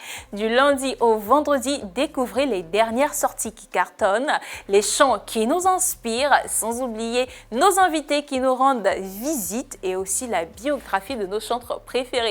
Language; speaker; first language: French; native; French